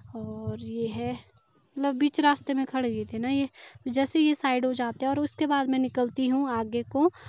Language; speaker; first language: Hindi; native; Hindi